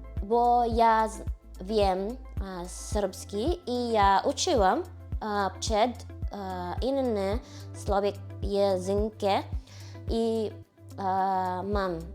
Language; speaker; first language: Polish; non-native, learner; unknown